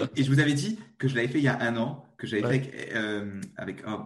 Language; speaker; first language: French; native; French